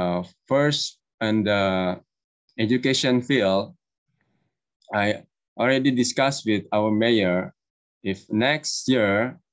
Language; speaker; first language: English; non-native, learner; Indonesian